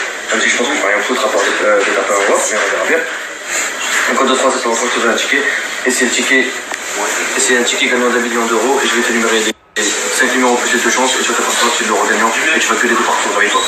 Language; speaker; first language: French; native; French